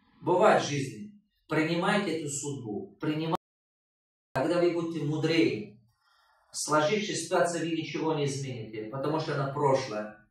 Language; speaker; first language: Russian; non-native, local second language; Tajik